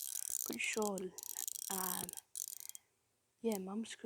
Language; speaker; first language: English; native; English